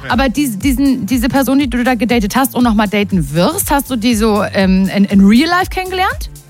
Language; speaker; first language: German; native; German